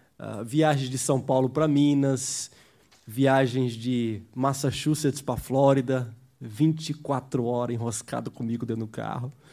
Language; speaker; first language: Portuguese; early bilingual, heritage; Portuguese